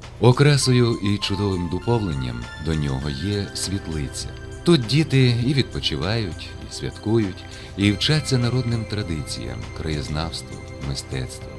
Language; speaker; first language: Ukrainian; native; Ukrainian